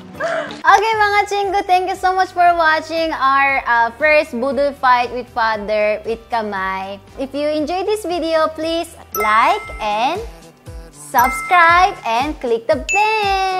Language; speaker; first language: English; non-native, fluent; Korean